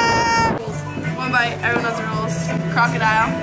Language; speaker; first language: English; native; English